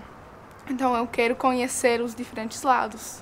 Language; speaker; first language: Portuguese; non-native, fluent; Spanish